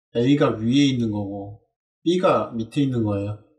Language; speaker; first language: Korean; native; Korean